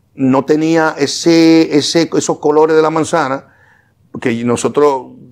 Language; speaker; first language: Spanish; native; Spanish